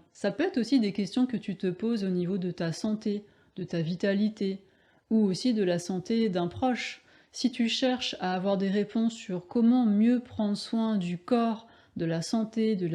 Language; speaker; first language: French; native; French